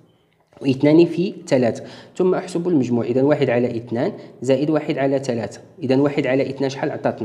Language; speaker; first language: Arabic; native; Arabic